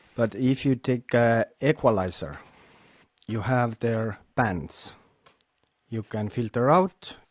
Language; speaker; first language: English; non-native, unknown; Estonian